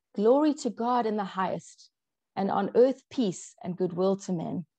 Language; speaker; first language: English; native; English